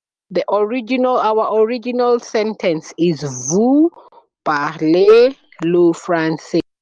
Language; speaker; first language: French; non-native, fluent; Swahili